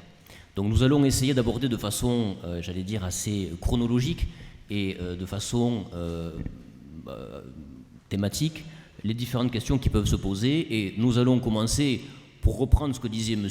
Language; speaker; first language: French; native; French